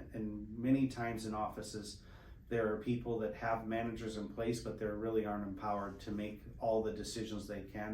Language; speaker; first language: English; native; English